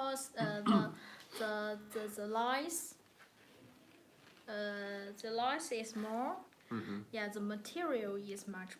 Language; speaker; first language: English; non-native, learner; Chinese